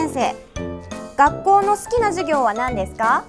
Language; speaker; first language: Japanese; native; Japanese